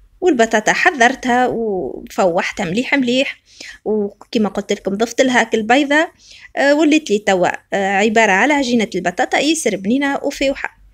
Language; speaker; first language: Arabic; native; Arabic